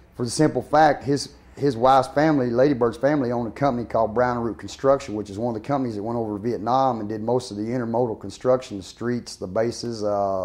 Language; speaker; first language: English; native; English